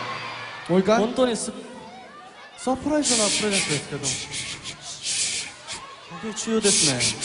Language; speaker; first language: Japanese; non-native, fluent; Korean